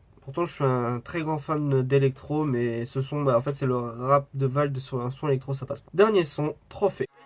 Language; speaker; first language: French; native; French